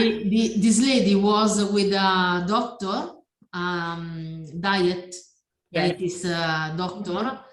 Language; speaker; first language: English; non-native, learner; Italian